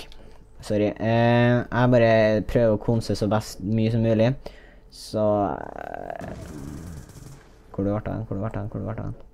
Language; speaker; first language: Norwegian; native; Norwegian